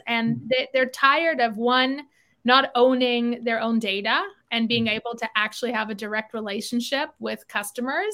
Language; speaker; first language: English; native; English